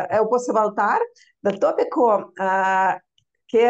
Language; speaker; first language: Portuguese; non-native, learner; Russian